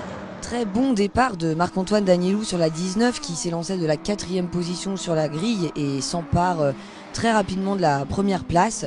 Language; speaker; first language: French; native; French